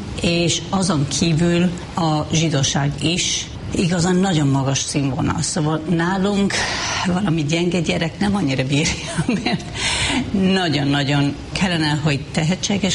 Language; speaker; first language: Hungarian; non-native, fluent; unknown